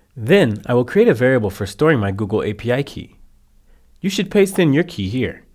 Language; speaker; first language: English; native; English